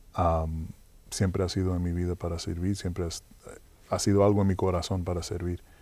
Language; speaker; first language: Spanish; early bilingual, heritage; Spanish